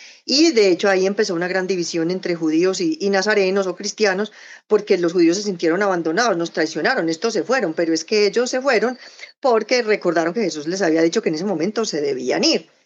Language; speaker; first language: Spanish; native; Spanish